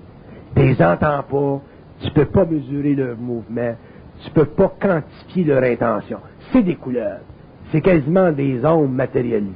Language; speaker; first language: French; native; French